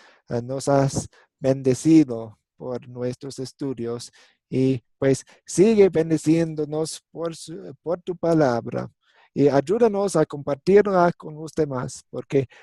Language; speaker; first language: Spanish; non-native, fluent; English